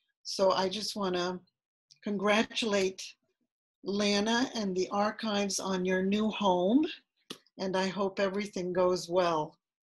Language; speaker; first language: English; native; English